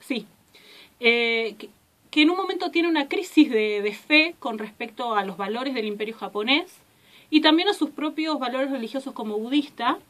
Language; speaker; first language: Spanish; native; Spanish